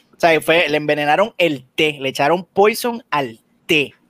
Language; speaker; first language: Spanish; native; Spanish